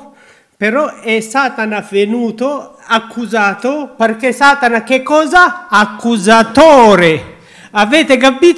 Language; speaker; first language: Italian; non-native, learner; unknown